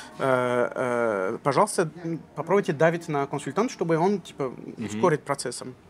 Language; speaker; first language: Russian; non-native, learner; French